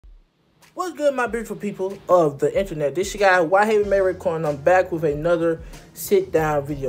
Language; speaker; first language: English; native; English